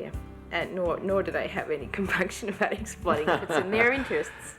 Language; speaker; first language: English; native; English